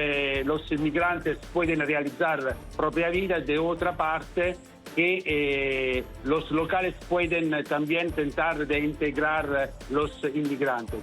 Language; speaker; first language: Spanish; non-native, fluent; Italian